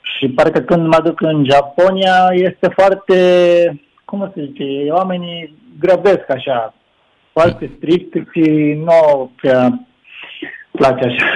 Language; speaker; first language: Romanian; non-native, learner; Japanese